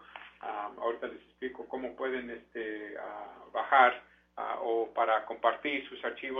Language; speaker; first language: Spanish; early bilingual, heritage; Spanish